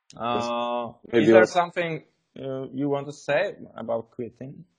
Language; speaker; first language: English; non-native, learner; Czech